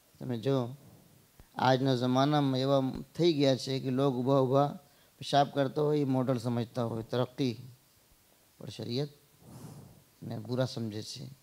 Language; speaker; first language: Gujarati; non-native, fluent; Urdu